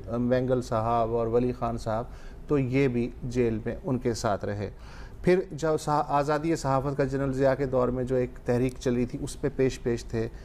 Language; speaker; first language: Urdu; native; Urdu